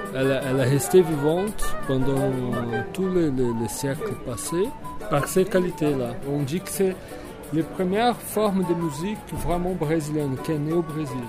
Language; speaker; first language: French; non-native, fluent; Portuguese